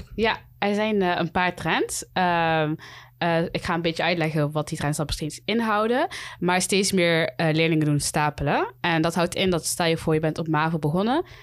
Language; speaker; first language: Dutch; early bilingual, other home language; Somali